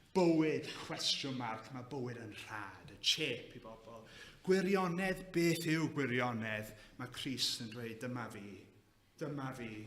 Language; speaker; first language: Welsh; native; Welsh